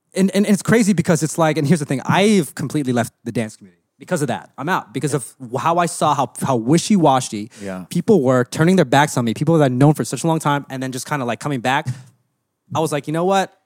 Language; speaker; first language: English; early bilingual, other home language; Filipino